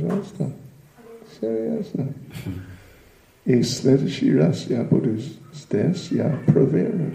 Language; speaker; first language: Russian; non-native, learner; English